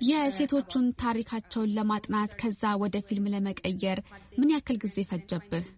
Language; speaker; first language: Amharic; native; Amharic